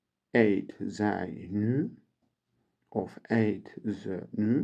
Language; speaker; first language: Dutch; non-native, learner; Turkish